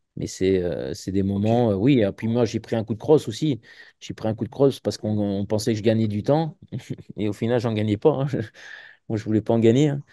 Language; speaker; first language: French; native; French